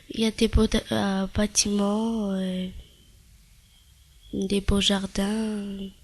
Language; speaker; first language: French; early bilingual, other home language; Armenian